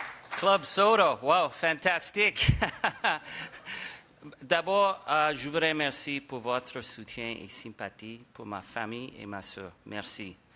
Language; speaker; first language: French; non-native, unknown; English